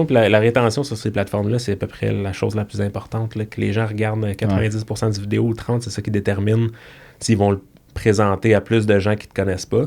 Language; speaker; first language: French; native; French